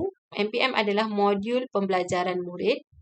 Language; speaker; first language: Malay; native; Malay